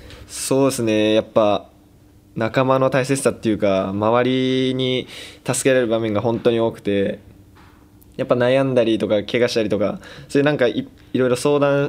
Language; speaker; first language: Japanese; native; Japanese